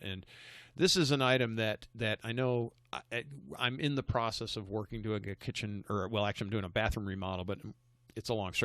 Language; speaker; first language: English; native; English